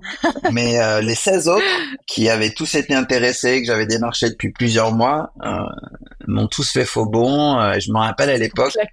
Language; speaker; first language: French; native; French